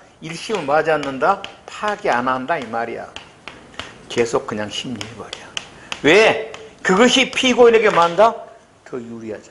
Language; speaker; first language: Korean; native; Korean